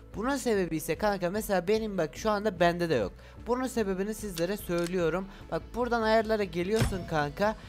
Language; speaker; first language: Turkish; native; Turkish